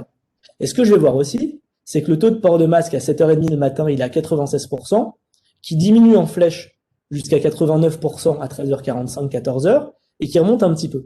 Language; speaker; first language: French; native; French